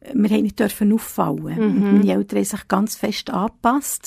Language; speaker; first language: German; early bilingual, other home language; Italian